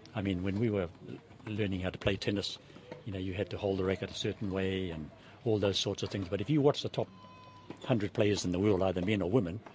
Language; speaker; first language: English; native; English